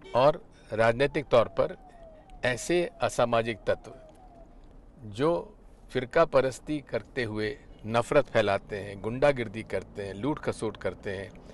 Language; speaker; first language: Hindi; native; Hindi